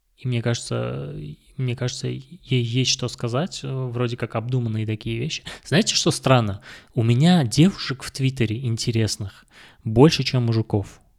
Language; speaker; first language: Russian; non-native, local second language; Kazakh